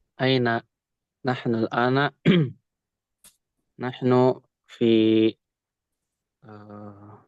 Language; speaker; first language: Arabic; non-native, learner; Indonesian